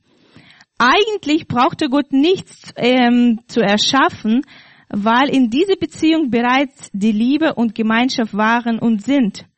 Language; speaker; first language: German; non-native, fluent; Russian